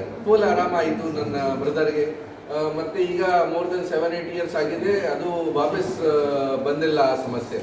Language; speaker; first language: Kannada; non-native, local second language; Hindi